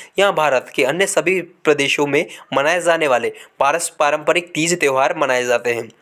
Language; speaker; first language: Hindi; native; Hindi